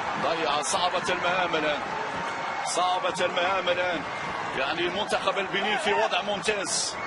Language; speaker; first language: Arabic; native; Arabic